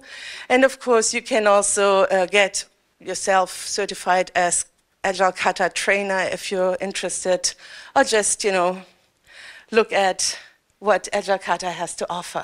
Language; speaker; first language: English; non-native, fluent; German